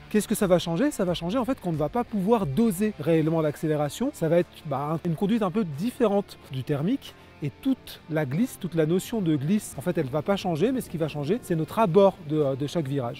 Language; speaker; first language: French; native; French